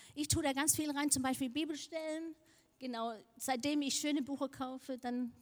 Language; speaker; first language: German; non-native, fluent; Danish